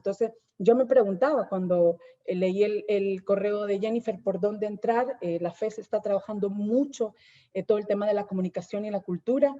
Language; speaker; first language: Spanish; native; Spanish